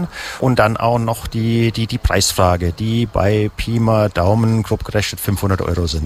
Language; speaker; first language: German; native; German